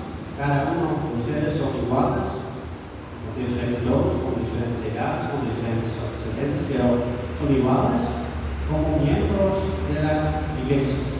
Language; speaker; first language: Spanish; non-native, fluent; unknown